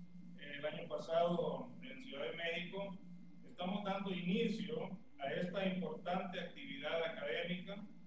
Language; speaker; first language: Spanish; native; Spanish